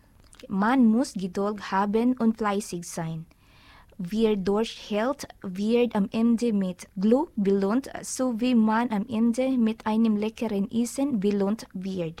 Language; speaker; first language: German; non-native, learner; Filipino